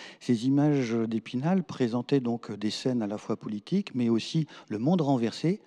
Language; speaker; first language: French; native; French